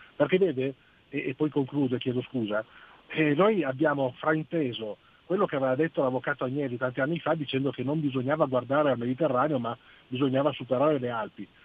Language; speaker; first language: Italian; non-native, fluent; Arabic